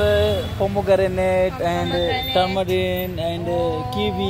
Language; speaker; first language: English; non-native, learner; Hindi